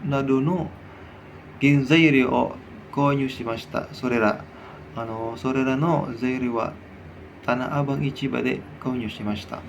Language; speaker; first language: Japanese; non-native, learner; Indonesian